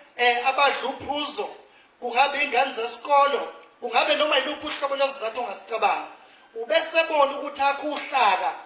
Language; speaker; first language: Zulu; native; Zulu